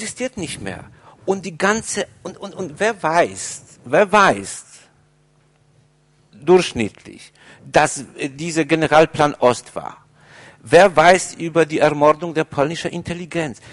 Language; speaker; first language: German; non-native, fluent; Polish